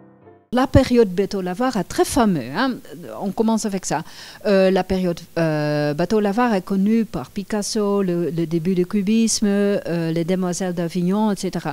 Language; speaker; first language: French; non-native, fluent; Dutch